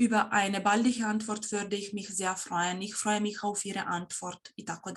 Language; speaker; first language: German; non-native, fluent; Serbian